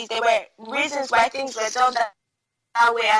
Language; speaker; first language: English; non-native, local second language; Hausa